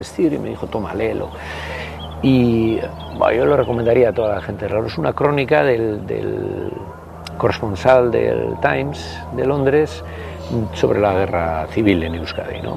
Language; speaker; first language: Spanish; native; Spanish